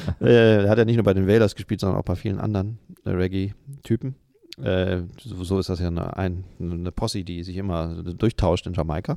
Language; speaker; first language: German; native; German